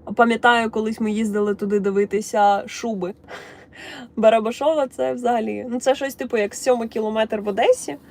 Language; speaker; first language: Ukrainian; non-native, local second language; Russian